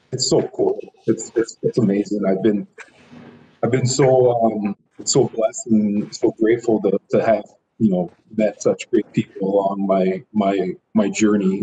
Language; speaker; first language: English; native; English